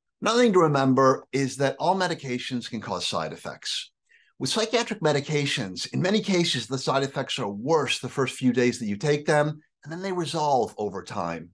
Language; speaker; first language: English; native; English